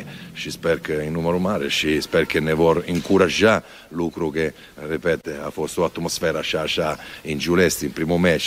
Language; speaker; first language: Romanian; non-native, fluent; Italian